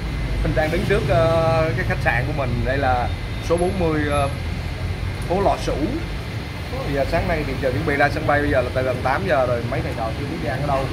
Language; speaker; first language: Vietnamese; native; Vietnamese